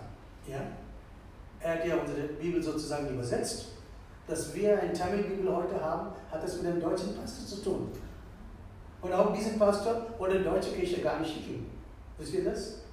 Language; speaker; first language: German; non-native, fluent; Tamil